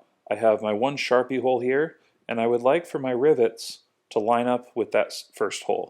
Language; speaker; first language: English; native; English